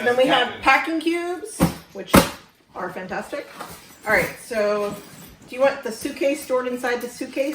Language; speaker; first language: English; native; English